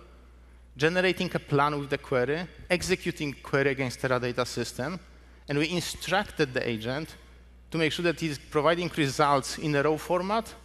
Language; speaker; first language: English; non-native, fluent; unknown